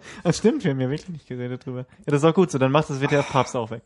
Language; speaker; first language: German; native; German